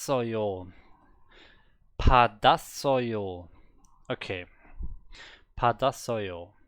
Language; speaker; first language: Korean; non-native, learner; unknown